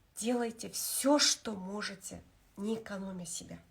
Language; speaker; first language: Russian; non-native, local second language; Kazakh